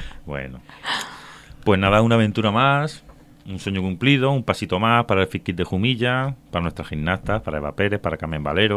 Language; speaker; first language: Spanish; native; Spanish